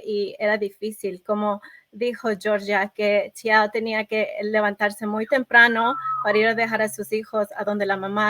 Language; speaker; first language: Spanish; early bilingual, other home language; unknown